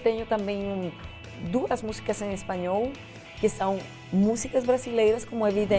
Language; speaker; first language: Portuguese; non-native, fluent; Spanish